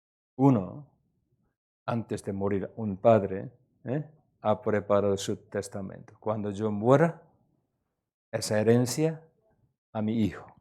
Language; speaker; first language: Spanish; non-native, learner; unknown